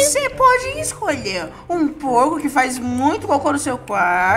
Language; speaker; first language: Portuguese; native; Portuguese